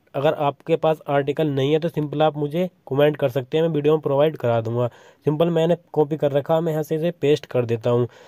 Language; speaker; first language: Hindi; native; Hindi